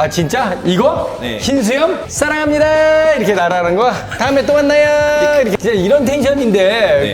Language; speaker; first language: Korean; native; Korean